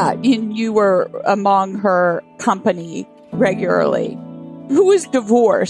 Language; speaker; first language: English; native; English